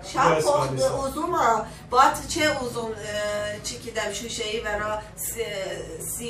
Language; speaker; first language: Armenian; non-native, learner; Persian